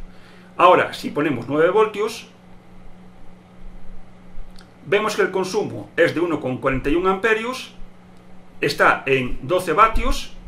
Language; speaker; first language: Spanish; native; Spanish